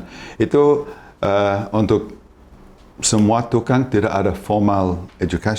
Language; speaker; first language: Indonesian; non-native, fluent; English